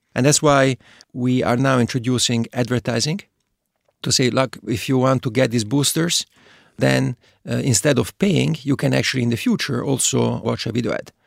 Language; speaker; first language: English; non-native, fluent; Italian